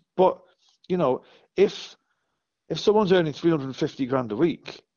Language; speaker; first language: English; native; English